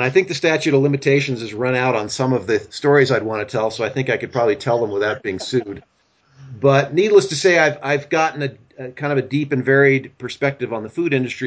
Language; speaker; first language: English; native; English